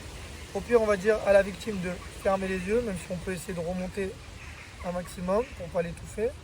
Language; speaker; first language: French; native; French